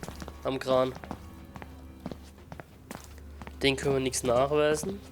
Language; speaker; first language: German; native; German